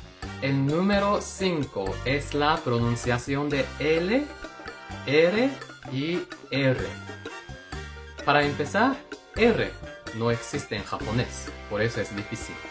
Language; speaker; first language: Spanish; non-native, fluent; Japanese